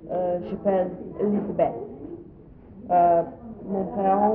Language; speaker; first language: French; non-native, learner; English